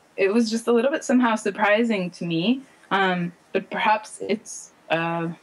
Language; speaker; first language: English; native; English